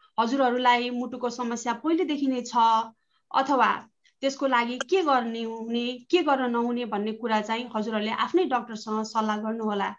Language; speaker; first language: Nepali; native; Nepali